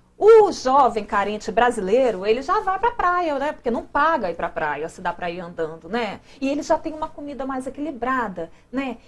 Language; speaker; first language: Portuguese; native; Portuguese